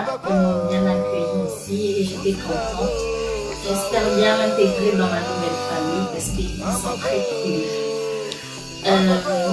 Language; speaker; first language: French; non-native, local second language; Malagasy